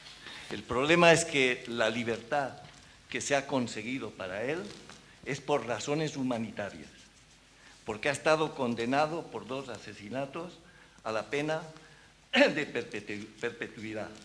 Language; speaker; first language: Spanish; native; Spanish